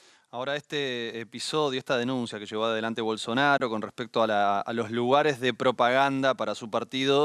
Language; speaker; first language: Spanish; native; Spanish